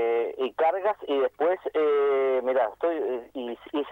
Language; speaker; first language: Spanish; native; Spanish